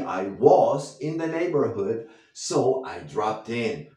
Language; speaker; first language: English; non-native, fluent; Spanish